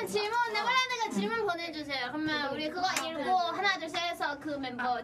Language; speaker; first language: Korean; non-native, fluent; Thai